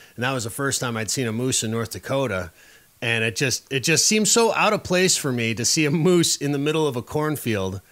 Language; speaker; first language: English; native; English